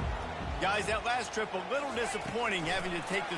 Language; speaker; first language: English; native; English